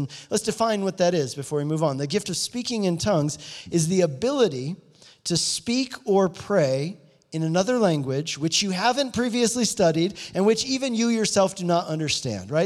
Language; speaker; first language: English; native; English